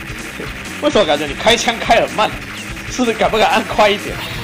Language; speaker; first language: Chinese; native; Chinese